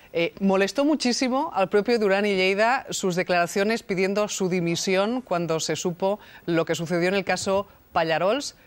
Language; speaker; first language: Spanish; native; Spanish